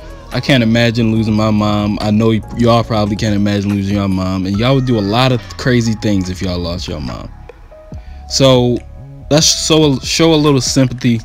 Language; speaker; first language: English; native; English